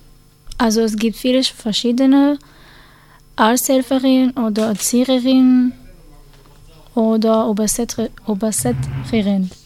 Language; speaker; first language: German; non-native, learner; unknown